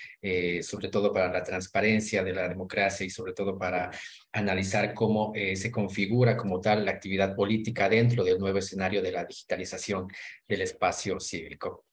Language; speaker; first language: Spanish; native; Spanish